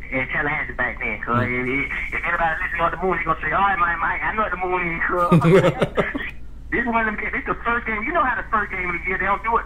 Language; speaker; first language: English; native; English